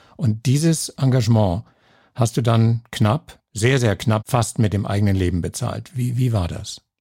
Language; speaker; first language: German; native; German